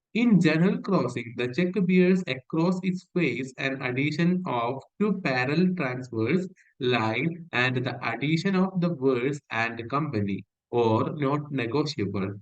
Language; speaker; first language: English; non-native, local second language; Malayalam